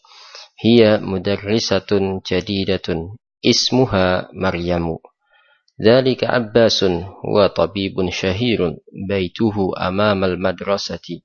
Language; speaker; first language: Arabic; non-native, fluent; Indonesian